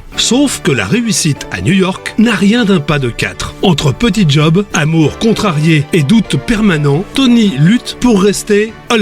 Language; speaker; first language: French; native; French